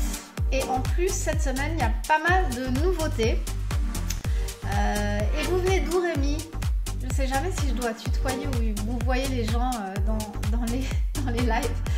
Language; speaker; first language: French; native; French